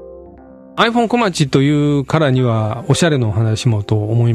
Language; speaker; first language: Japanese; native; Japanese